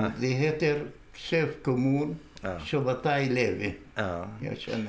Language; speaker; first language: Swedish; non-native, learner; Arabic